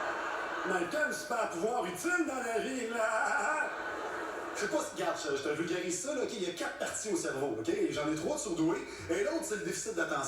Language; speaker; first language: French; native; French